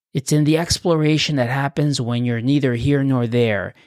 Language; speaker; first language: English; non-native, fluent; Spanish